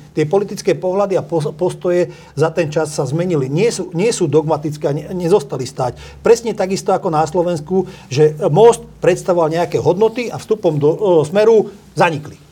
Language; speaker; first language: Slovak; non-native, local second language; Hungarian